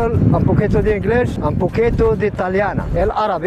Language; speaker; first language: Spanish; non-native, learner; Arabic